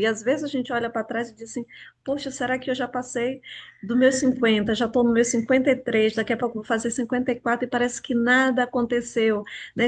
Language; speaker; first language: Portuguese; native; Portuguese